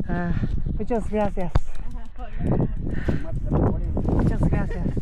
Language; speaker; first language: Spanish; non-native, learner; Japanese